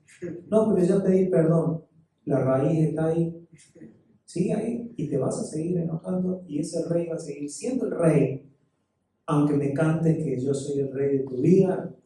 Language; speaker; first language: Spanish; native; Spanish